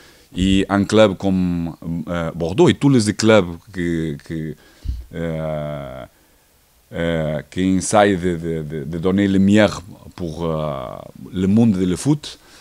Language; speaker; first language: French; non-native, learner; Portuguese